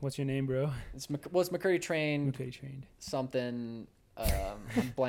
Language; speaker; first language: English; early bilingual, other home language; Spanish